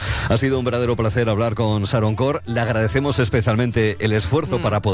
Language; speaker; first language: Spanish; native; Spanish